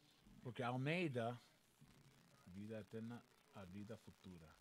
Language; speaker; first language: Portuguese; non-native, learner; Spanish